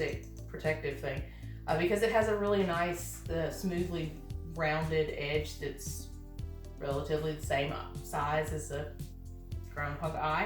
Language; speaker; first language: English; native; English